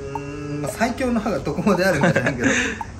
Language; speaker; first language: Japanese; native; Japanese